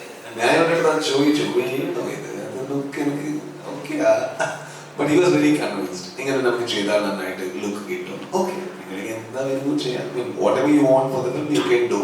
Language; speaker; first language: Malayalam; non-native, learner; Kannada